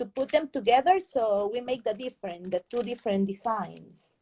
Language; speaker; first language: English; non-native, fluent; Spanish